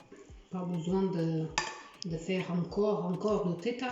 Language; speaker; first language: French; non-native, learner; Portuguese